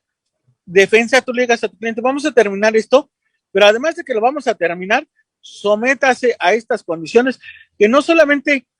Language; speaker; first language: Spanish; native; Spanish